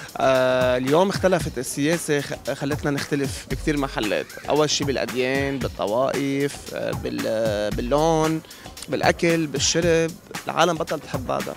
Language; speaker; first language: Arabic; native; Arabic